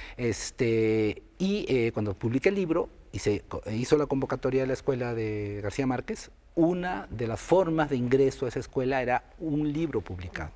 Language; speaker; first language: Spanish; native; Spanish